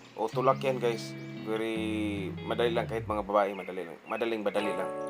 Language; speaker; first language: Filipino; non-native, local second language; Cebuano